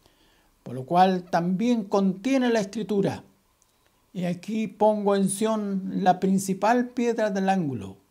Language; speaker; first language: Spanish; native; Spanish